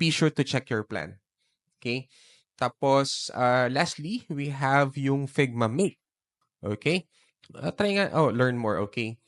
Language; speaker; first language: English; non-native, local second language; Filipino